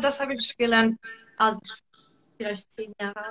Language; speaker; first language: German; non-native, fluent; English